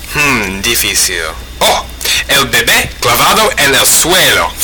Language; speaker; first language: Spanish; non-native, learner; English